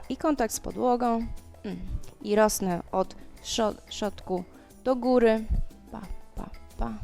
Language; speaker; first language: Polish; non-native, fluent; Spanish